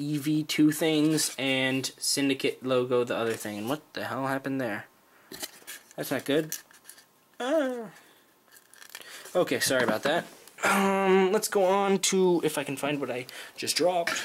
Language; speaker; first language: English; native; English